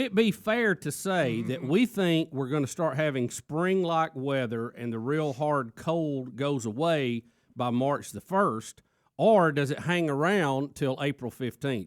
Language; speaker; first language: English; native; English